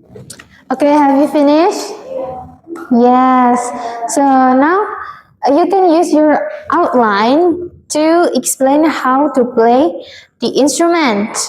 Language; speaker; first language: English; non-native, fluent; Indonesian